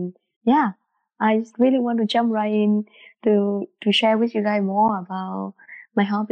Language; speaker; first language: English; non-native, learner; Vietnamese